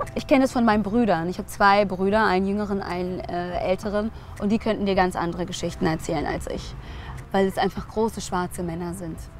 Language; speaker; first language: German; early bilingual, other home language; Tigrinya